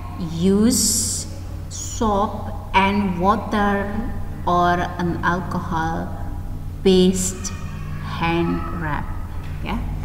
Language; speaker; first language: English; non-native, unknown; Indonesian